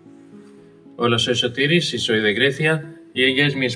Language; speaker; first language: Spanish; non-native, fluent; Greek